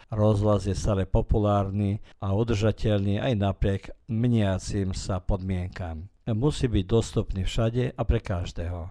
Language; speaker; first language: Slovak; early bilingual, heritage; Slovak